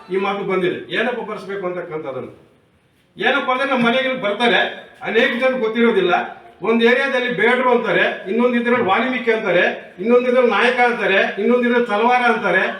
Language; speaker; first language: Kannada; native; Kannada